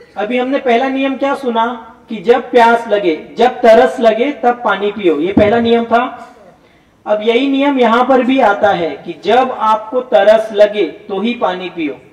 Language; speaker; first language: Hindi; non-native, local second language; Gujarati